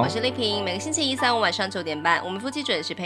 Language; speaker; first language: Chinese; native; Chinese